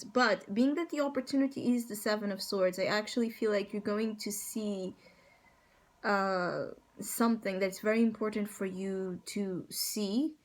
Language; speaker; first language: English; non-native, fluent; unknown